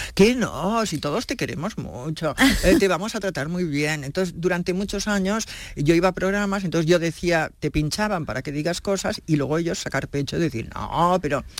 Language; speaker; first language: Spanish; native; Spanish